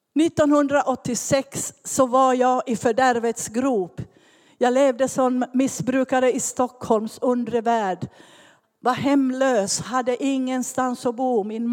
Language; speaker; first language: Swedish; native; Swedish